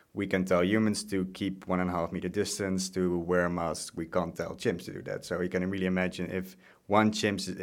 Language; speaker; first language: English; non-native, fluent; Dutch